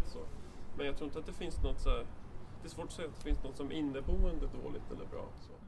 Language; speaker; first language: Swedish; native; Swedish